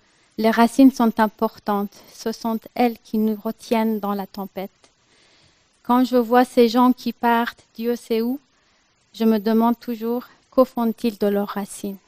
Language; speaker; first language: French; non-native, fluent; Persian